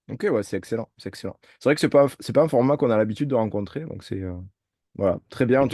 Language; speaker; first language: French; native; French